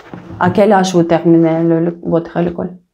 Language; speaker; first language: French; non-native, learner; Russian